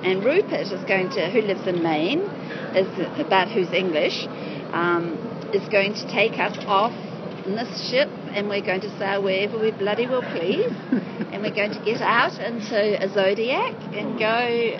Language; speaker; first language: English; native; English